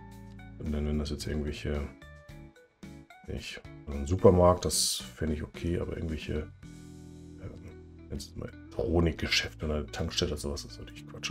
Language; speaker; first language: German; native; German